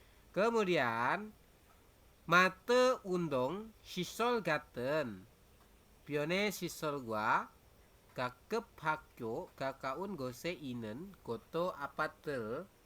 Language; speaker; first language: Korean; non-native, learner; Indonesian